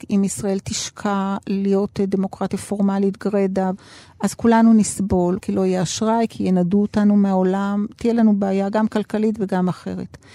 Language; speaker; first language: Hebrew; early bilingual, other home language; Spanish